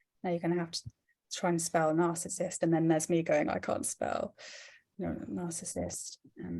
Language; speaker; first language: English; native; English